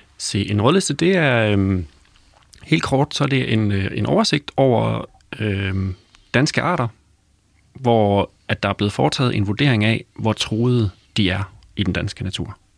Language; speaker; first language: Danish; native; Danish